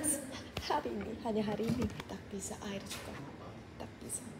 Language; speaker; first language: Indonesian; non-native, learner; Korean